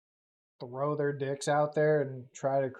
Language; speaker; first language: English; native; English